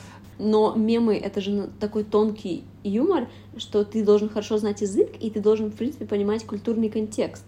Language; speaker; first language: Russian; native; Russian